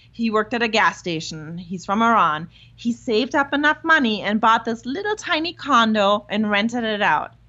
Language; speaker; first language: English; non-native, fluent; German